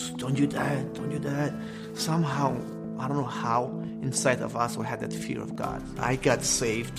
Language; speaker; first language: English; non-native, fluent; Russian